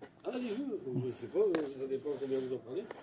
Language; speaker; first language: French; native; French